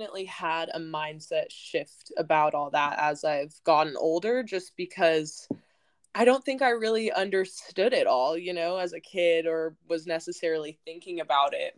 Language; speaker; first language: English; native; English